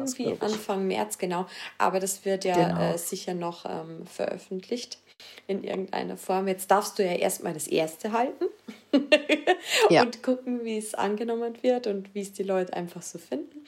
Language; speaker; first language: German; native; German